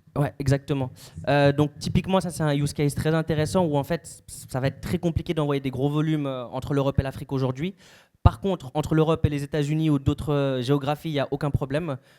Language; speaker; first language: French; native; French